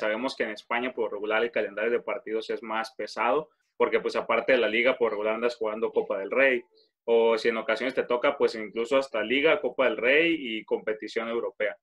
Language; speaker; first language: Spanish; native; Spanish